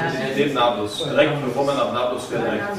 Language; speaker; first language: German; native; German